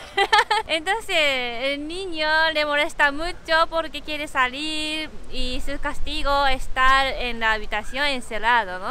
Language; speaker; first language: Spanish; non-native, learner; Japanese